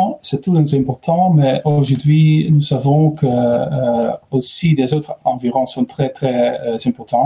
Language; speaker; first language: French; non-native, learner; Dutch